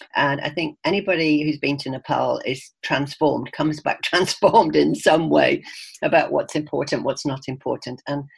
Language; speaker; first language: English; native; English